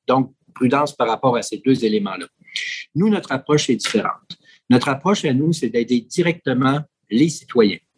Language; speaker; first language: French; native; French